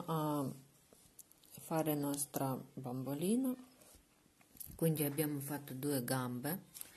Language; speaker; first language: Italian; non-native, learner; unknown